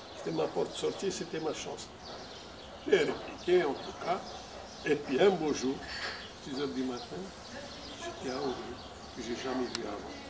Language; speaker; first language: French; non-native, local second language; Arabic